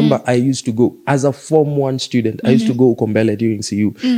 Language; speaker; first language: English; non-native, local second language; Swahili